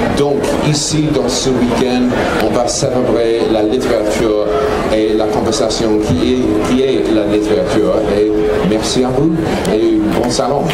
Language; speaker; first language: French; non-native, fluent; English